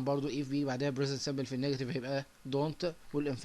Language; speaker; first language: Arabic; native; Arabic